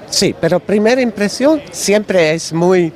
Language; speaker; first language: Spanish; non-native, learner; Dutch